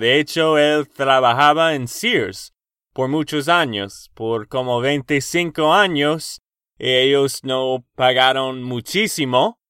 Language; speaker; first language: Spanish; non-native, learner; English